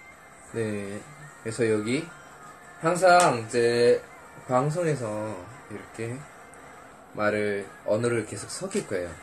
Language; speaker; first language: Korean; non-native, fluent; Indonesian